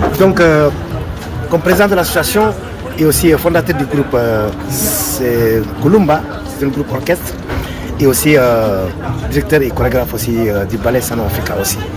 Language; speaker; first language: French; non-native, local second language; Wolof